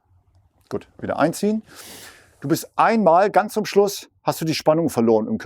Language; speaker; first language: German; native; German